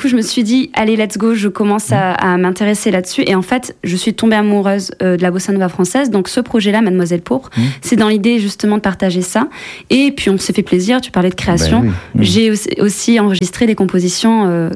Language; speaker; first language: French; native; French